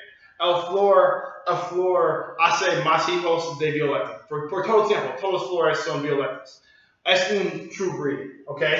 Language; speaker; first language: Spanish; non-native, learner; English